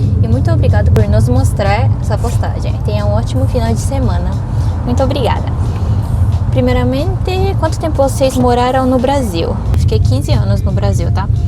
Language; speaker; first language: Portuguese; early bilingual, other home language; Japanese